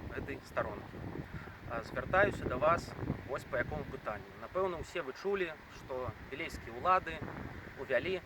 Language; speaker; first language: Belarusian; non-native, local second language; Russian